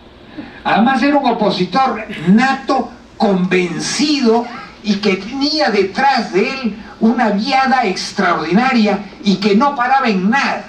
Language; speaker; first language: Spanish; native; Spanish